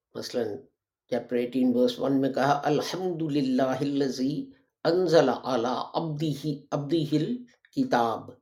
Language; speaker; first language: Urdu; native; Urdu